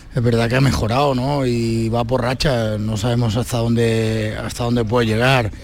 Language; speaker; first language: Spanish; native; Spanish